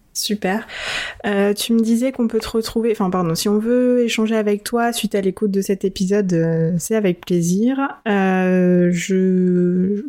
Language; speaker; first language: French; native; French